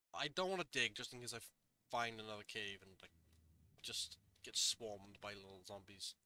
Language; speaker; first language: English; native; English